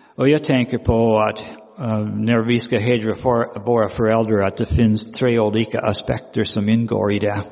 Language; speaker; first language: Swedish; non-native, fluent; English